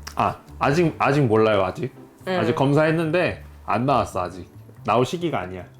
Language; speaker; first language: Korean; native; Korean